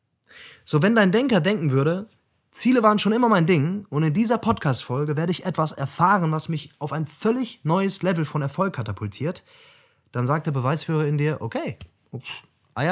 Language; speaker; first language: German; native; German